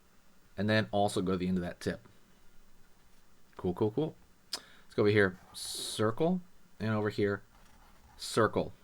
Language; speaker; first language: English; native; English